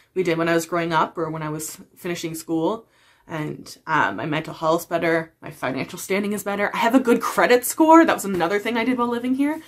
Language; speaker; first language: English; native; English